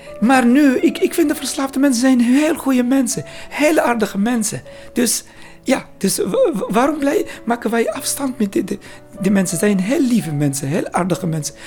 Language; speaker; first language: Dutch; non-native, learner; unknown